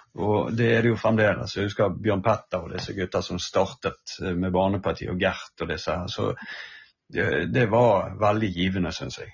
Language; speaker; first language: Norwegian; native; Norwegian